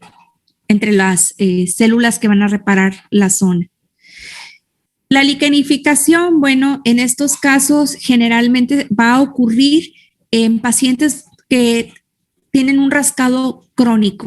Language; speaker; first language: Spanish; native; Spanish